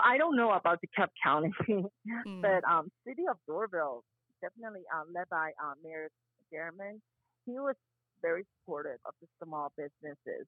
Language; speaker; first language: English; native; English